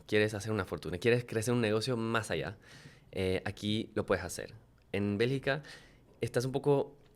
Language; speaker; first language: Spanish; early bilingual, other home language; French